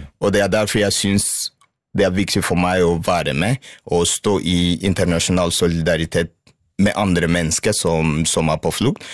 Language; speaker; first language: Norwegian; non-native, fluent; Swahili